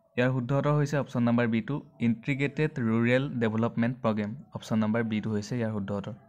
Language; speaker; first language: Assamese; native; Assamese